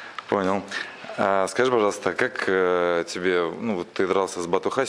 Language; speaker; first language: Russian; native; Russian